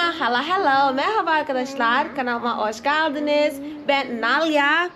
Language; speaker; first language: Turkish; non-native, fluent; Portuguese